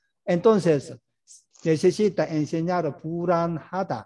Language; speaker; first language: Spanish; non-native, learner; Korean